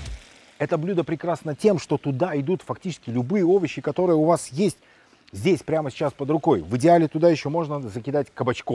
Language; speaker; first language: Russian; native; Russian